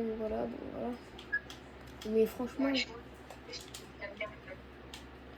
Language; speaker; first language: French; native; French